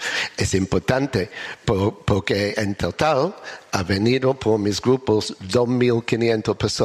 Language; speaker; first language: Spanish; non-native, learner; English